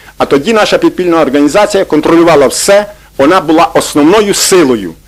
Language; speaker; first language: Ukrainian; native; Ukrainian